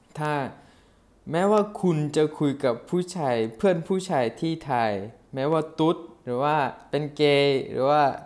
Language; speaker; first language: Thai; non-native, fluent; Turkish